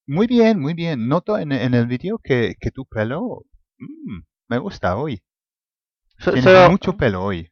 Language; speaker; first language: Spanish; non-native, learner; English